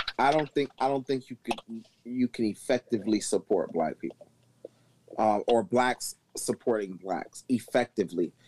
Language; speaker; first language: English; native; English